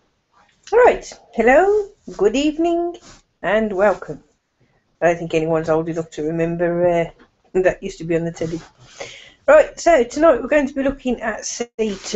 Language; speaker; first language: English; native; English